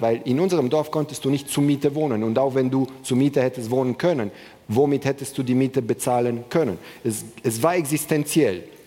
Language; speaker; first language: German; non-native, fluent; Romanian